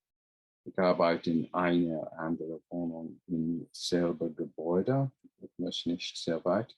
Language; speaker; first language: German; non-native, fluent; English